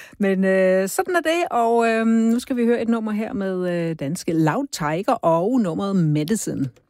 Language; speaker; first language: Danish; native; Danish